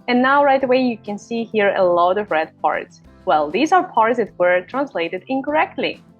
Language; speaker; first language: English; non-native, fluent; Russian